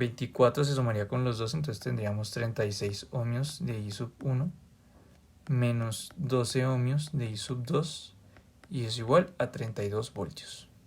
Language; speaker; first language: Spanish; native; Spanish